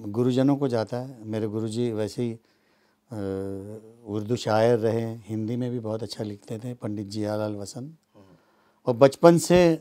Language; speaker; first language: Hindi; non-native, local second language; Marathi